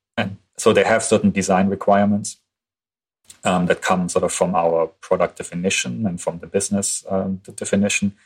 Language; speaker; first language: English; non-native, fluent; German